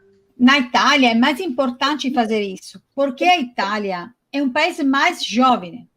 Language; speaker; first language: Portuguese; non-native, fluent; Italian